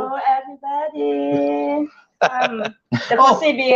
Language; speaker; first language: English; non-native, learner; Thai